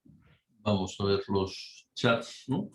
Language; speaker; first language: Spanish; native; Spanish